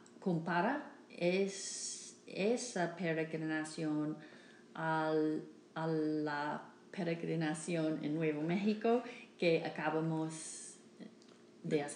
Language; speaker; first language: Spanish; non-native, learner; English